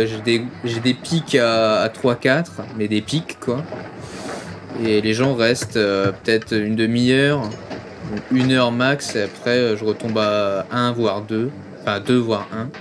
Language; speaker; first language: French; native; French